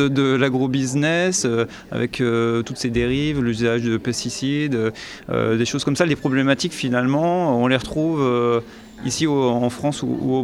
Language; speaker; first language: French; native; French